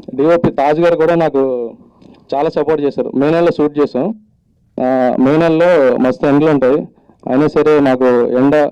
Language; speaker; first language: Telugu; native; Telugu